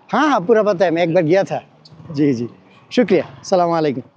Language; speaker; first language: Hindi; non-native, learner; Bangla